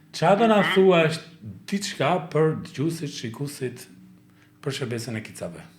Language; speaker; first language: Albanian; native; Albanian